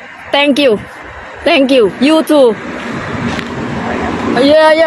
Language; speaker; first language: English; non-native, learner; Thai